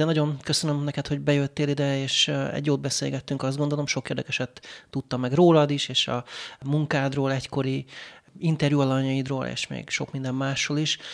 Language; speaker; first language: Hungarian; native; Hungarian